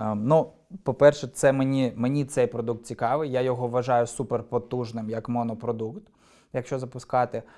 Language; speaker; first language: Ukrainian; non-native, local second language; Russian